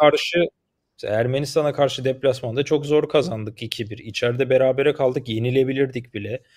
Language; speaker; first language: Turkish; native; Turkish